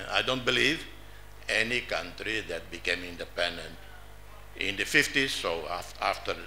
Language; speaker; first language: English; non-native, fluent; Tetum